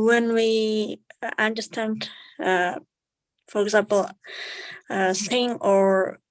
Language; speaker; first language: English; non-native, learner; Kazakh